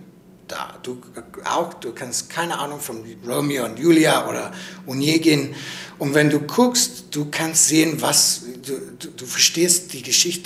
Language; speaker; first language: German; non-native, learner; English